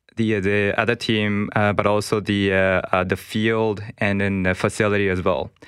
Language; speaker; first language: English; non-native, learner; Japanese